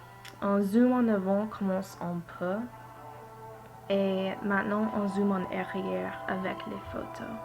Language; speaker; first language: French; non-native, learner; English